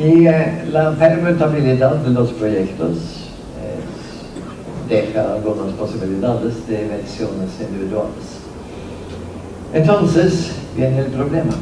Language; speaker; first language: Spanish; non-native, fluent; Norwegian